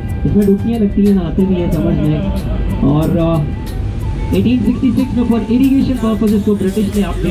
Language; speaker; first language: Hindi; native; Hindi